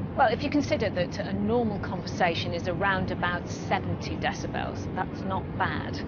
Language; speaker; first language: English; native; English